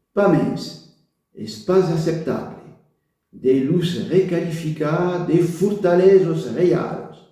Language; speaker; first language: Occitan; non-native, local second language; French